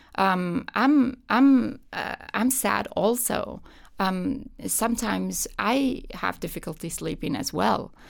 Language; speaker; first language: English; non-native, fluent; Persian